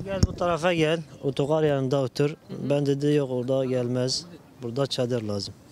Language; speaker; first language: Turkish; non-native, learner; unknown